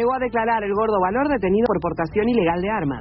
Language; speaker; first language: Spanish; native; Spanish